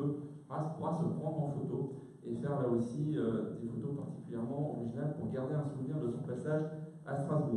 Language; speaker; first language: French; native; French